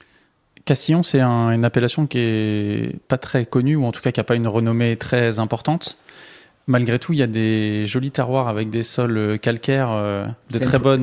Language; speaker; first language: French; native; French